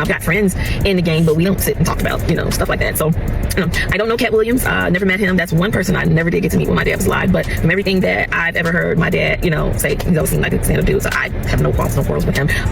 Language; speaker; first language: English; native; English